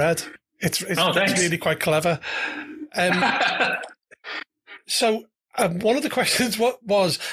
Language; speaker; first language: English; native; English